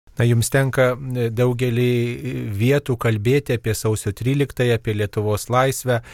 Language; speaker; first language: Lithuanian; native; Lithuanian